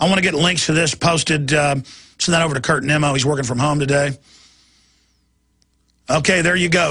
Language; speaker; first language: English; native; English